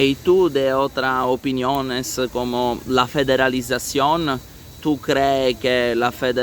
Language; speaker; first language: Spanish; non-native, learner; Italian